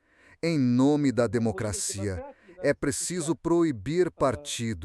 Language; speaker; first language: Portuguese; non-native, fluent; Serbian